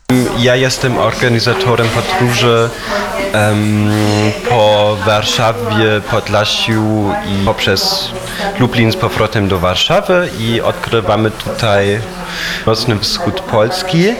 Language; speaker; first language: Polish; non-native, fluent; German